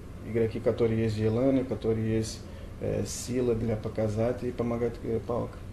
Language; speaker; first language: Russian; non-native, learner; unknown